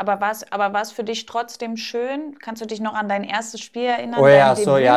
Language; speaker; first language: German; native; German